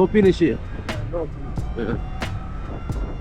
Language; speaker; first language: English; non-native, learner; Korean